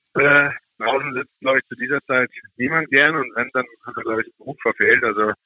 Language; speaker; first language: German; native; German